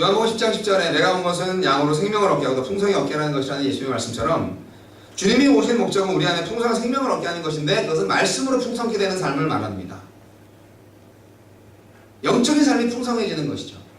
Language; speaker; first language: Korean; native; Korean